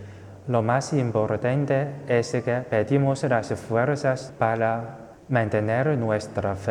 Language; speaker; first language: Spanish; non-native, fluent; Chinese